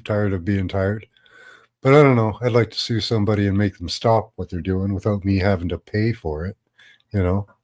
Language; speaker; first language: English; native; English